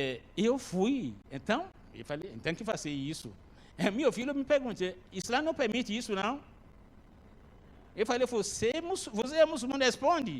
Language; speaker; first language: Portuguese; non-native, learner; Arabic